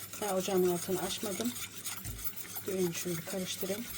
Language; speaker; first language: Turkish; native; Turkish